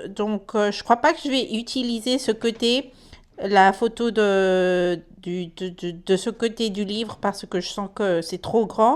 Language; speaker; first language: French; non-native, fluent; Spanish